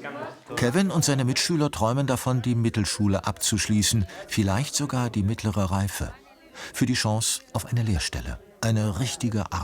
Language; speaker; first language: German; native; German